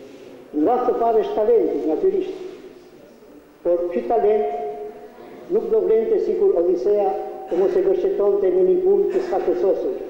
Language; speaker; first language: Albanian; native; Albanian